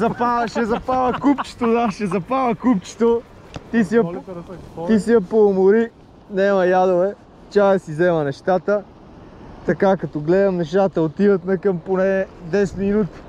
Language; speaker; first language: Bulgarian; native; Bulgarian